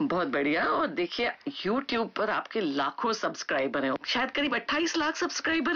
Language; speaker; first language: Hindi; native; Hindi